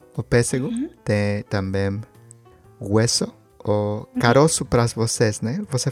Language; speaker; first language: Portuguese; non-native, learner; Spanish